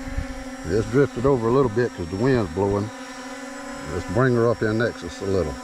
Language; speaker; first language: English; native; English